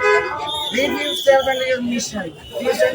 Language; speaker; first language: English; non-native, local second language; Bangla